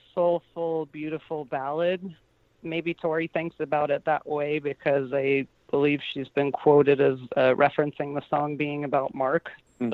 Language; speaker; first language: English; native; English